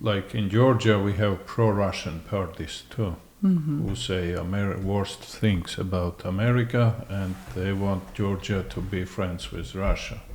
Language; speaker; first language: English; non-native, fluent; Georgian